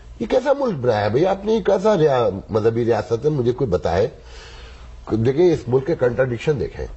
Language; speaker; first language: Urdu; native; Urdu